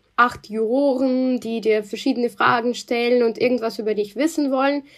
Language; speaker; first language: German; non-native, fluent; Russian